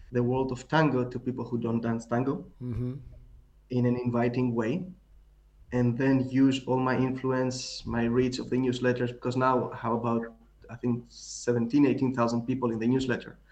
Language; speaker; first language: English; non-native, fluent; Greek